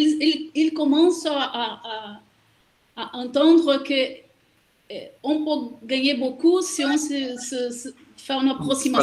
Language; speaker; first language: French; non-native, learner; Portuguese